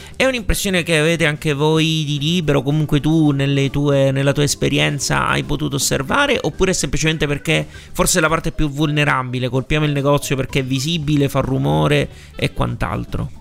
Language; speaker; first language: Italian; native; Italian